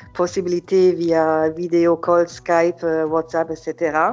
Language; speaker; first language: French; non-native, fluent; German